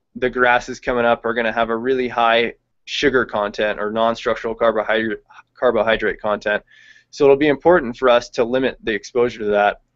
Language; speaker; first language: English; native; English